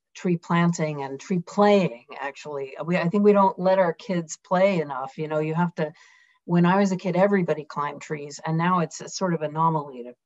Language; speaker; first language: English; native; English